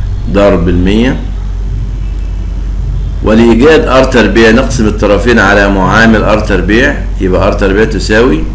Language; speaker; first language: Arabic; native; Arabic